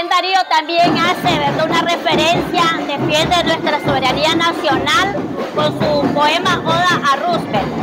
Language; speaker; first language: Spanish; native; Spanish